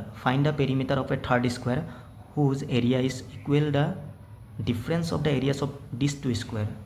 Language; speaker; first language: English; non-native, local second language; Assamese